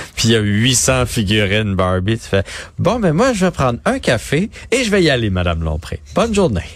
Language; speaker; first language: French; native; French